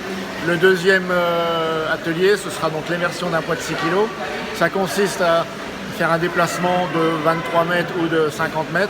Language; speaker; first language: French; native; French